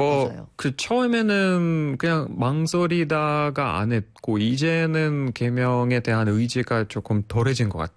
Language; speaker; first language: Korean; non-native, fluent; Russian